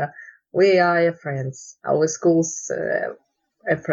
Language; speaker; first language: English; non-native, learner; Russian